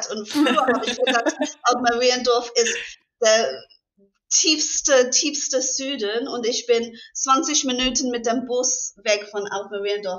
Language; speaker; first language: German; non-native, fluent; English